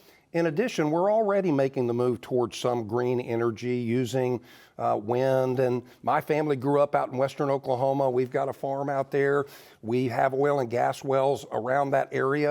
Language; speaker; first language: English; native; English